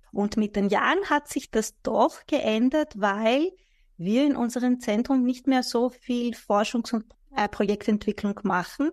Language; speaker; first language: German; non-native, fluent; Greek